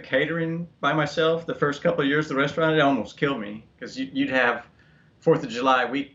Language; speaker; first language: English; native; English